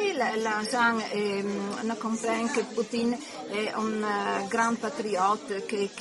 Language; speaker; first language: French; non-native, learner; Italian